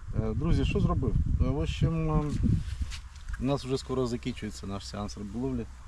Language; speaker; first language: Ukrainian; non-native, local second language; Russian